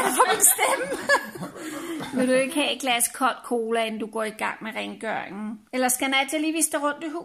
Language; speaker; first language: Danish; native; Danish